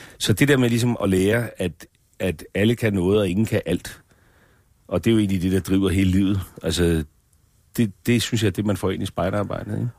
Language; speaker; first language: Danish; native; Danish